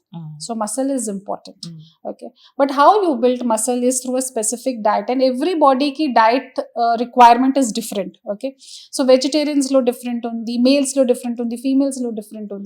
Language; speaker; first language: English; non-native, local second language; Hindi